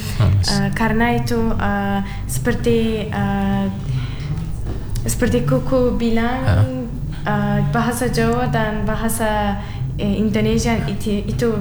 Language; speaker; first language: Indonesian; non-native, learner; Turkmen